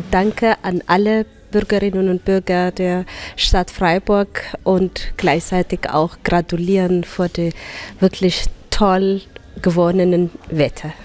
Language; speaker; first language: German; non-native, fluent; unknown